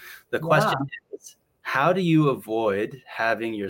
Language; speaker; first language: English; native; English